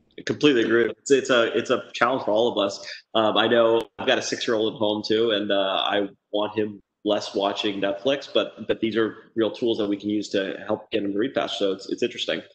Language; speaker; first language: English; native; English